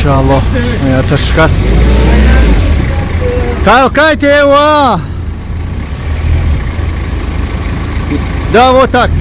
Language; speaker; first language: Russian; non-native, local second language; Tajik